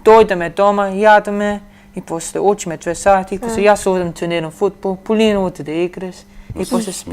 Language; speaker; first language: Macedonian; early bilingual, heritage; Macedonian